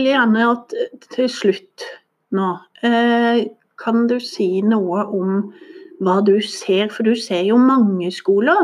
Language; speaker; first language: Norwegian; native; Norwegian